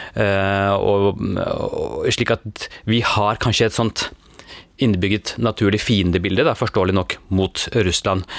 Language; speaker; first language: Norwegian; early bilingual, other home language; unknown